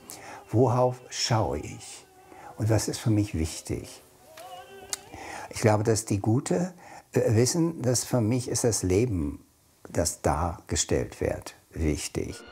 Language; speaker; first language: German; non-native, fluent; English